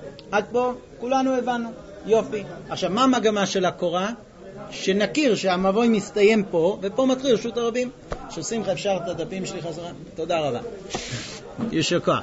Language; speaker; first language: Hebrew; non-native, fluent; English